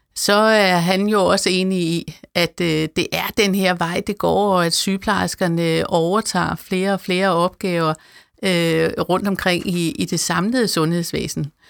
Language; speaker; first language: Danish; native; Danish